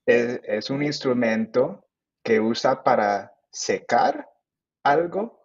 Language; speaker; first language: Spanish; early bilingual, heritage; Spanish